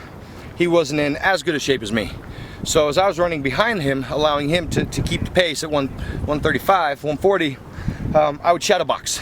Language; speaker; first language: English; native; English